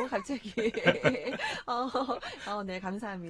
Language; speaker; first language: Korean; native; Korean